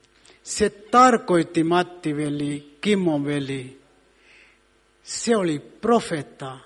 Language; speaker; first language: Finnish; non-native, fluent; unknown